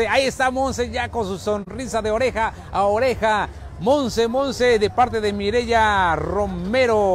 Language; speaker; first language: Spanish; native; Spanish